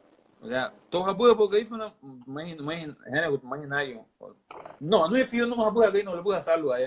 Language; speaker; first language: Spanish; non-native, local second language; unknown